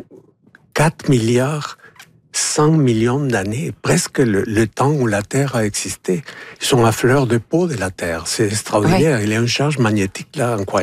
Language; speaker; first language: French; non-native, fluent; Spanish